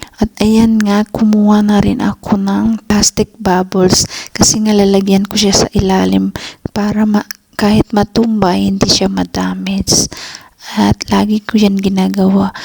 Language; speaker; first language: Filipino; native; Filipino